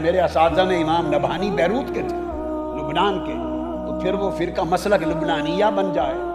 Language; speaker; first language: Urdu; native; Urdu